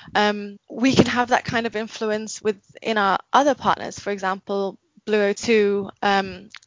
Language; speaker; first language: English; native; English